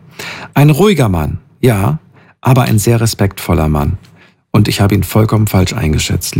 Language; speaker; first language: German; native; German